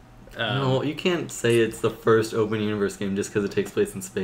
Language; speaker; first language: English; native; English